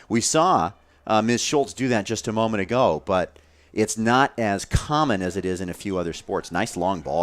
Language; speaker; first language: English; native; English